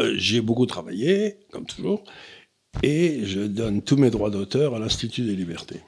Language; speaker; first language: French; native; French